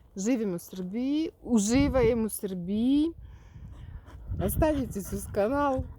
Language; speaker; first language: Bosnian; non-native, learner; Ukrainian